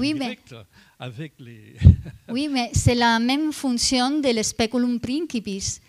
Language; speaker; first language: French; non-native, fluent; Italian